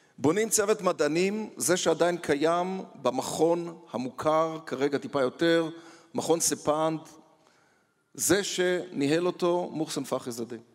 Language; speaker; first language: Hebrew; native; Hebrew